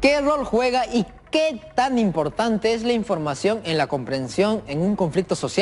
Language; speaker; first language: Spanish; native; Spanish